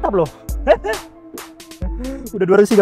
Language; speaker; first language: Indonesian; native; Indonesian